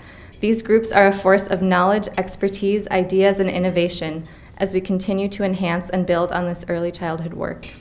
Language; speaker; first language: English; native; English